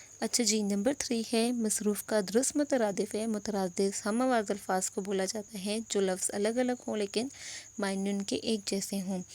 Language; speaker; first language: Urdu; non-native, local second language; Pashto